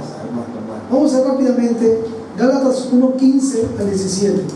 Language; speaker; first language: Spanish; native; Spanish